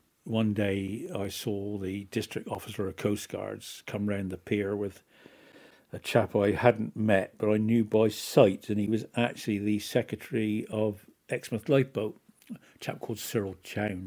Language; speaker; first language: English; native; English